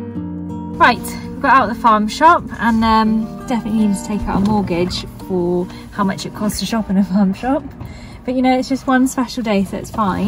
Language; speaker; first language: English; native; English